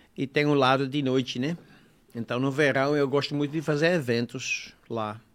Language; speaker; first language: Portuguese; non-native, fluent; Dutch